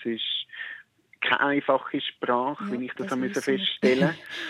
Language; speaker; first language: German; native; German